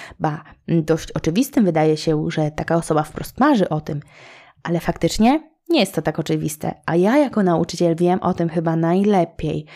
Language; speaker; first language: Polish; native; Polish